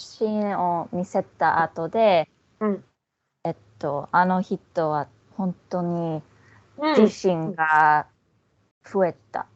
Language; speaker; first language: Japanese; non-native, fluent; English